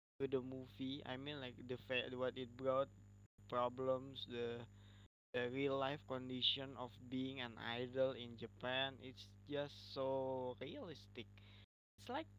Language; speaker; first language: English; non-native, learner; Indonesian